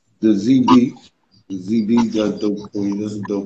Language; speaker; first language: English; native; English